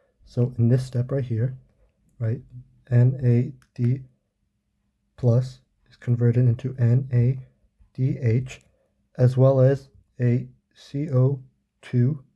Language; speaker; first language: English; native; English